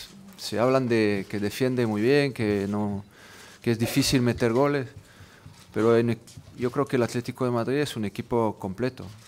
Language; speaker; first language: Spanish; non-native, fluent; French